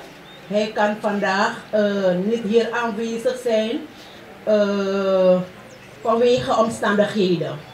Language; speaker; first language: Dutch; non-native, local second language; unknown